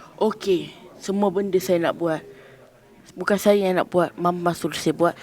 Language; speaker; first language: Malay; native; Malay